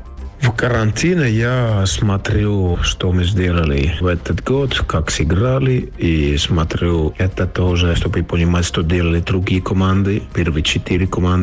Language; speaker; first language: Russian; non-native, fluent; Finnish